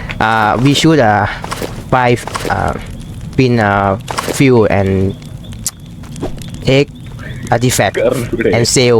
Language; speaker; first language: English; non-native, learner; Thai